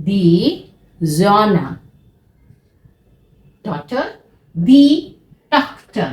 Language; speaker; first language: German; non-native, fluent; Hindi